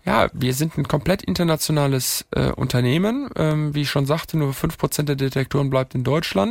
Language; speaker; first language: German; native; German